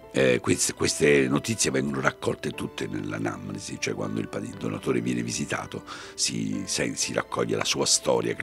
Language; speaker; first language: Italian; native; Italian